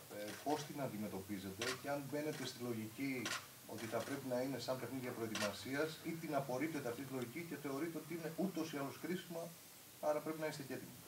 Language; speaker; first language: Greek; native; Greek